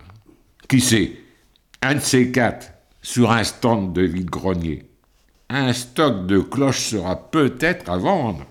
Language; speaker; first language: French; native; French